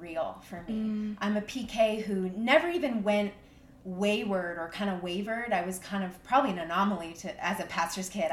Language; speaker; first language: English; native; English